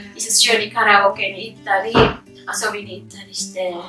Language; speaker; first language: Japanese; non-native, fluent; Indonesian